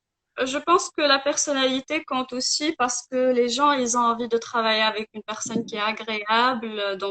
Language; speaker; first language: French; non-native, local second language; Arabic